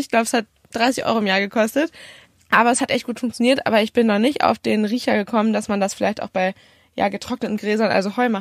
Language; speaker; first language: German; native; German